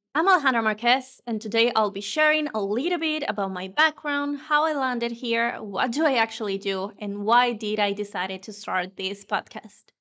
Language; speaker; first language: English; non-native, fluent; Spanish